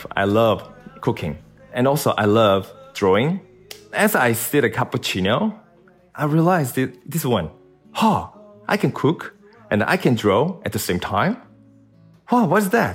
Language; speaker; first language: English; non-native, learner; Korean